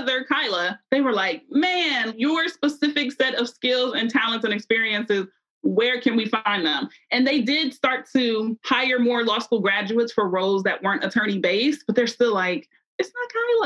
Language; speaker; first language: English; native; English